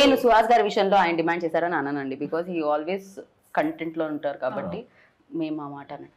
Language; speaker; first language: Telugu; native; Telugu